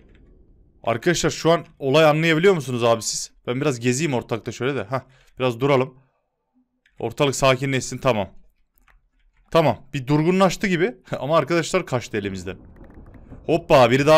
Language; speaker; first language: Turkish; native; Turkish